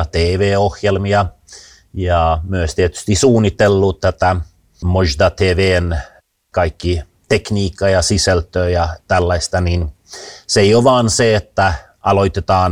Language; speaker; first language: Finnish; early bilingual, heritage; Finnish